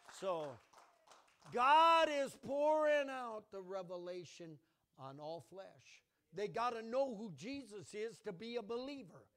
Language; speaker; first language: English; native; English